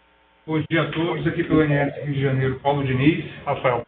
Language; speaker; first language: Portuguese; native; Portuguese